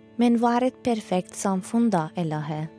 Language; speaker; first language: Norwegian; non-native, fluent; Persian